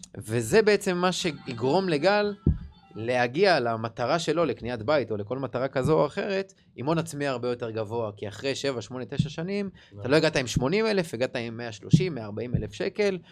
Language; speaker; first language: Hebrew; native; Hebrew